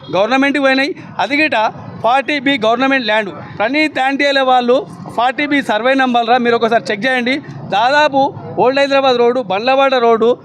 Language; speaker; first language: Telugu; native; Telugu